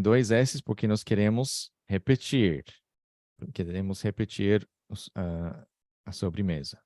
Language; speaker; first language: Portuguese; non-native, fluent; English